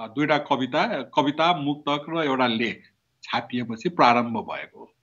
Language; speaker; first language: Nepali; non-native, local second language; Newari